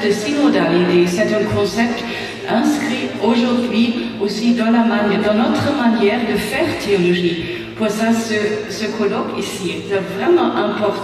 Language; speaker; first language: French; non-native, fluent; German